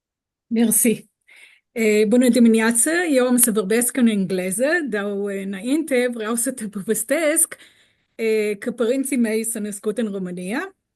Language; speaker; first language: Romanian; early bilingual, heritage; Hebrew